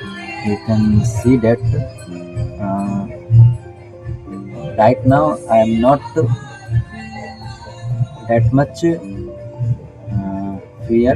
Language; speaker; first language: English; non-native, learner; Hindi